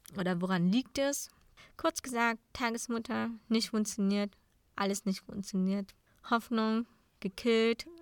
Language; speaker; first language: German; non-native, fluent; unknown